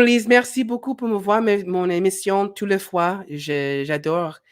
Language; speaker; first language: French; non-native, learner; English